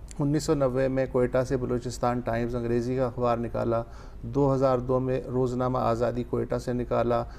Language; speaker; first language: Urdu; native; Urdu